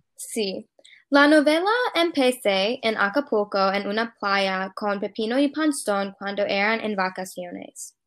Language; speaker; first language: Spanish; non-native, learner; English